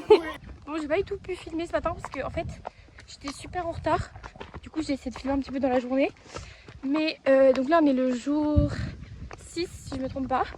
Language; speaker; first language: French; native; French